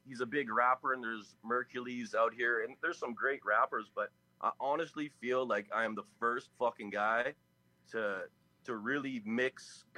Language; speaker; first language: English; native; English